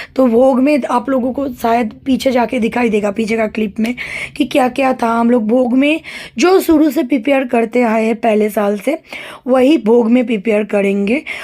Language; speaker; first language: Hindi; non-native, local second language; Bangla